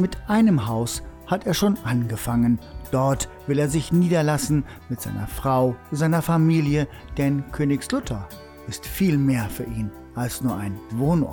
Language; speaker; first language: German; native; German